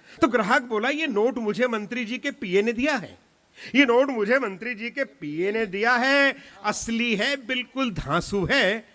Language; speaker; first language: Hindi; non-native, local second language; Punjabi